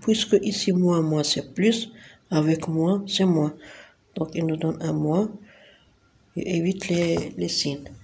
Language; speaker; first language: French; non-native, local second language; Arabic